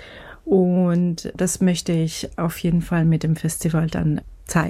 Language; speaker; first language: German; non-native, fluent; Persian